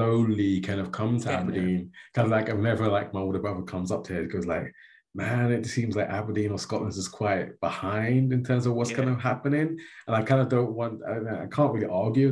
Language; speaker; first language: English; native; English